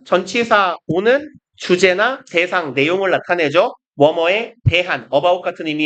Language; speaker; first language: Korean; native; Korean